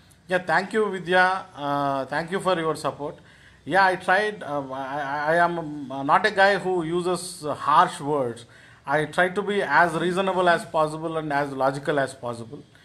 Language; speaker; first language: English; non-native, local second language; Telugu